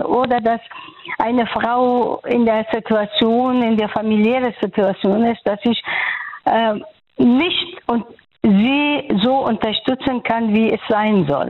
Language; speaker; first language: German; non-native, fluent; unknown